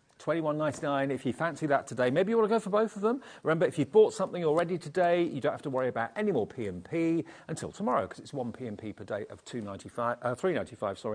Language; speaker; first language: English; native; English